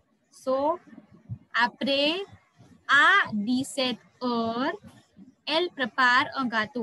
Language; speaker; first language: French; non-native, fluent; Hindi